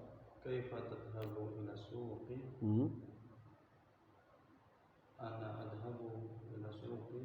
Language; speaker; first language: Arabic; non-native, learner; Indonesian